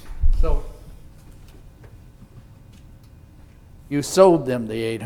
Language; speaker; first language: English; native; English